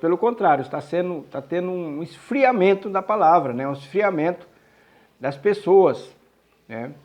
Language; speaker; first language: Portuguese; native; Portuguese